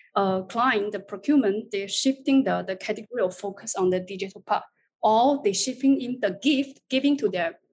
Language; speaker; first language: English; non-native, fluent; Chinese